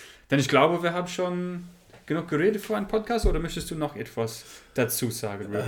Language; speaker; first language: German; non-native, learner; English